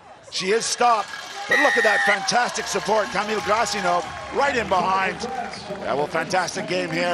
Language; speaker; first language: English; native; English